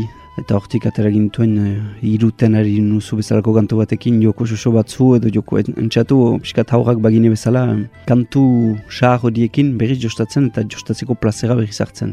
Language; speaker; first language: Basque; native; Basque